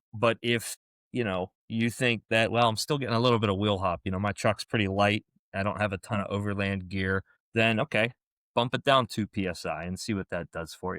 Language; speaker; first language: English; native; English